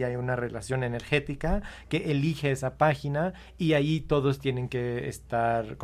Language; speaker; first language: Spanish; non-native, fluent; English